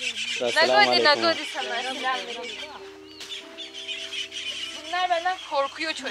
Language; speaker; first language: Turkish; native; Turkish